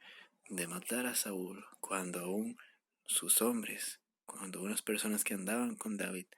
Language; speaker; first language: Spanish; native; Spanish